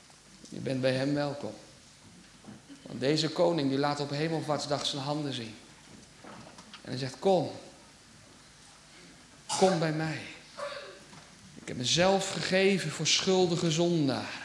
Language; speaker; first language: Dutch; native; Dutch